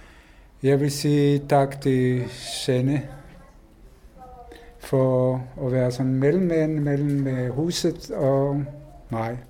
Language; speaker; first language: Danish; non-native, fluent; Hebrew